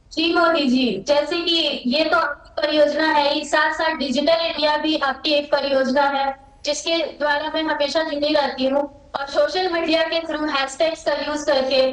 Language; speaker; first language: Hindi; native; Hindi